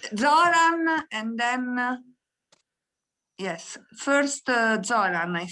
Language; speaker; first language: English; non-native, fluent; Italian